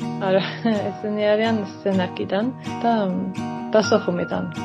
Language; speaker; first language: Georgian; early bilingual, heritage; Georgian